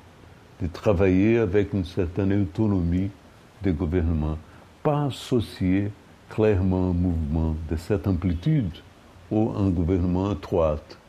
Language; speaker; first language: French; non-native, fluent; Portuguese